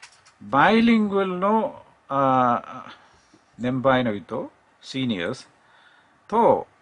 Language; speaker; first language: Japanese; non-native, learner; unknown